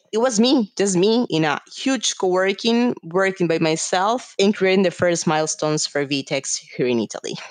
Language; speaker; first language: English; non-native, fluent; Spanish